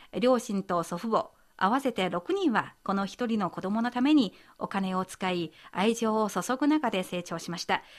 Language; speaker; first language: Japanese; non-native, fluent; Chinese